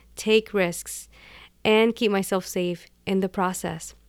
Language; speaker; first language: English; non-native, fluent; Spanish